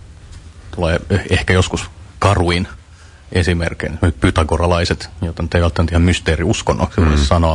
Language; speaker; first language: Finnish; native; Finnish